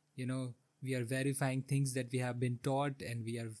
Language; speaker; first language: English; non-native, local second language; Hindi